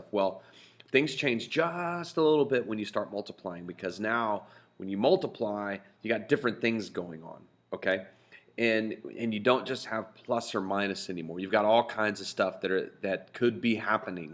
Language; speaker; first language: English; native; English